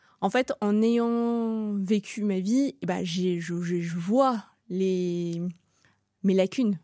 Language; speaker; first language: French; early bilingual, other home language; Tamil